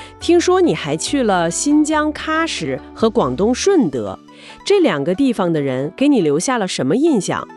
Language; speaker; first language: Chinese; native; Chinese